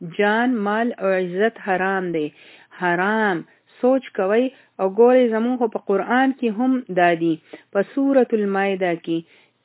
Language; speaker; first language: Pashto; native; Pashto